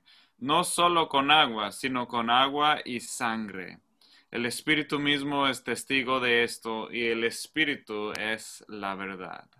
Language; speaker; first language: Spanish; non-native, fluent; English